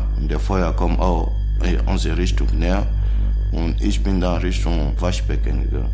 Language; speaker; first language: German; early bilingual, other home language; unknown